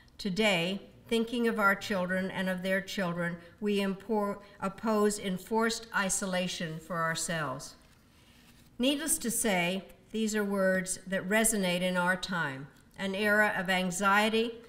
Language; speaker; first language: English; early bilingual, other home language; Czech